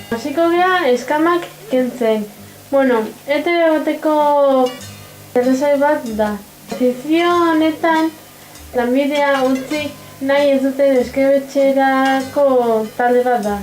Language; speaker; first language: Basque; non-native, local second language; Spanish